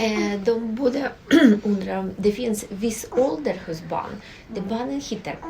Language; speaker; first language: Swedish; non-native, local second language; Russian